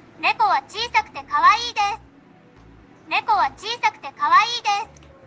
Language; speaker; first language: Japanese; non-native, learner; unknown